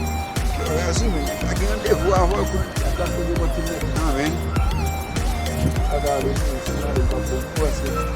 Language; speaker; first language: Portuguese; non-native, learner; Haitian Creole